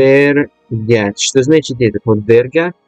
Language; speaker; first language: Russian; non-native, learner; English